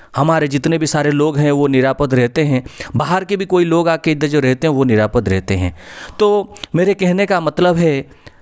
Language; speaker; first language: Hindi; non-native, local second language; Odia